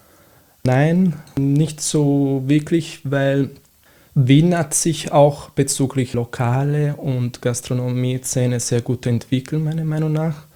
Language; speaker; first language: German; non-native, fluent; Italian